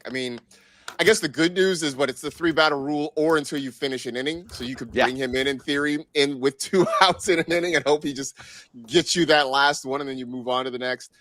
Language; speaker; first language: English; native; English